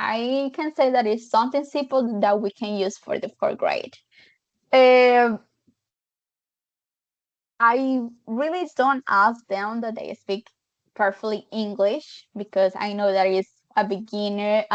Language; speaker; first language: English; non-native, fluent; Spanish